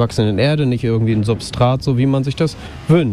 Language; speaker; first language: German; native; German